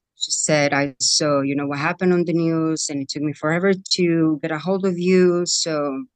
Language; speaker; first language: English; non-native, fluent; Spanish